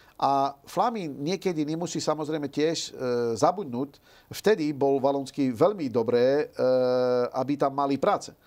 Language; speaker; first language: Slovak; non-native, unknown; Dutch